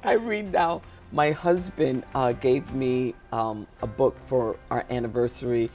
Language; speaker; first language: English; native; English